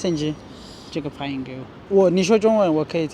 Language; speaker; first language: Chinese; non-native, fluent; Amharic